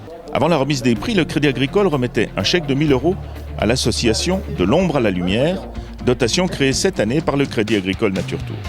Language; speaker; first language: French; native; French